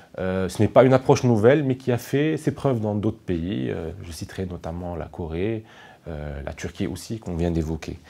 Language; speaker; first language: French; non-native, local second language; Arabic